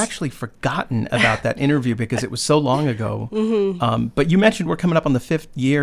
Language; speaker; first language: English; native; English